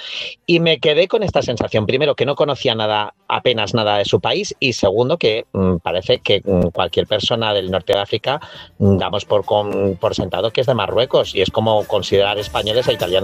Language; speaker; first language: Spanish; native; Spanish